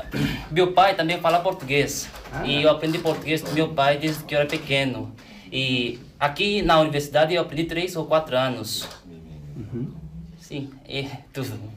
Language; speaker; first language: Portuguese; non-native, learner; Korean